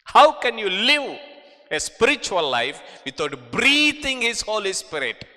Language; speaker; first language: English; non-native, local second language; Telugu